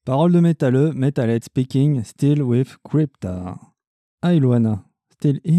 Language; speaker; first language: English; non-native, learner; French